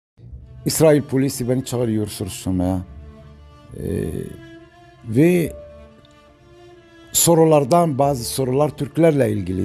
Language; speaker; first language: Turkish; non-native, fluent; Arabic